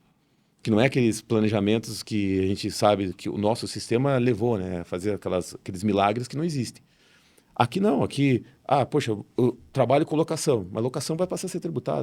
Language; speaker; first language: Portuguese; native; Portuguese